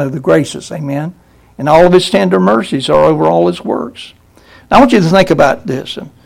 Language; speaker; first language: English; native; English